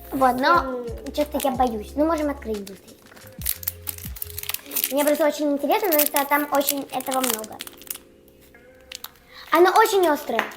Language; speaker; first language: Russian; native; Russian